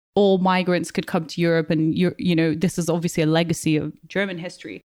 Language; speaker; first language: English; non-native, local second language; German